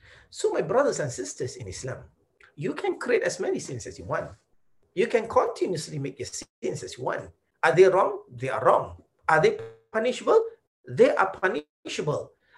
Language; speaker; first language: English; non-native, local second language; Malay